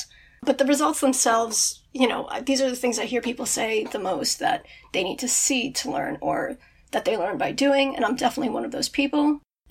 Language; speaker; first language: English; native; English